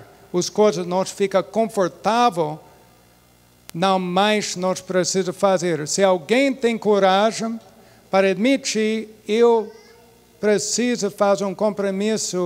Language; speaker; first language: Portuguese; non-native, fluent; English